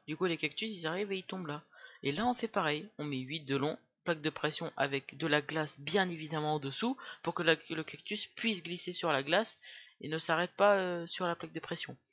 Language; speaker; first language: French; native; French